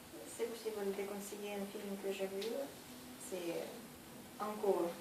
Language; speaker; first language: French; non-native, learner; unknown